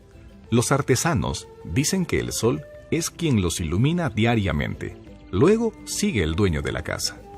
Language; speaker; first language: Spanish; native; Spanish